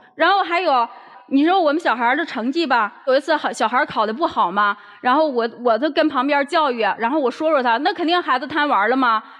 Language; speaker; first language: Chinese; native; Chinese